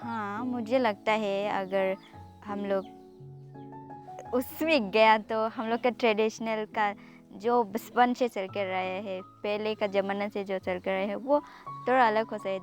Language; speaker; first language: Hindi; non-native, local second language; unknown